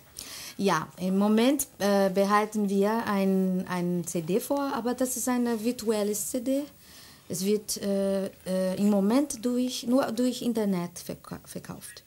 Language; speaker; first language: German; non-native, learner; Portuguese